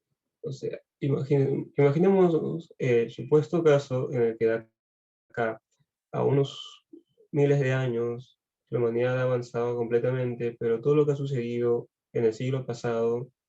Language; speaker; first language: Spanish; native; Spanish